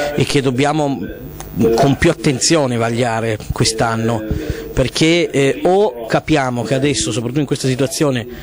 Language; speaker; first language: Italian; native; Italian